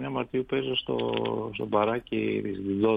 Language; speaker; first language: Greek; non-native, fluent; Armenian